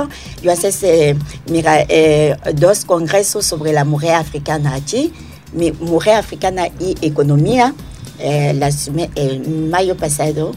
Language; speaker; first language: Spanish; non-native, learner; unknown